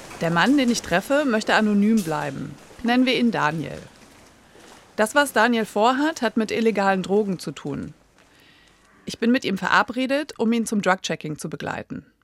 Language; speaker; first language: German; native; German